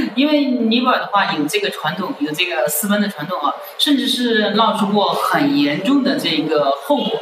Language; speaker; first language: Chinese; native; Chinese